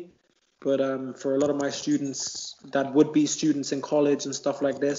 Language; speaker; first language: English; native; English